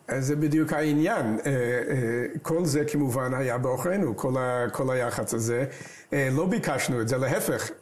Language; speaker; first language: Hebrew; non-native, fluent; English